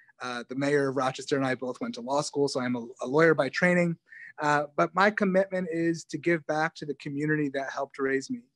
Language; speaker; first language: English; native; English